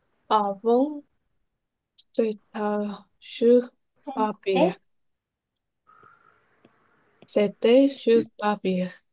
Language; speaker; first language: French; non-native, learner; Chinese